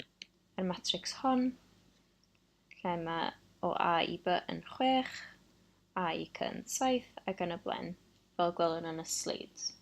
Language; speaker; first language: Welsh; non-native, local second language; English